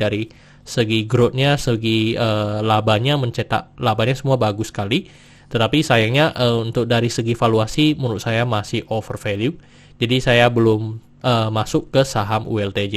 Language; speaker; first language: Indonesian; native; Indonesian